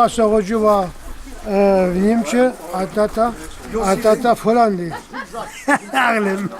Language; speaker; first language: Polish; early bilingual, heritage; Polish